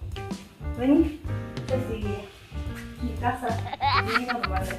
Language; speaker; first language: Spanish; non-native, learner; Korean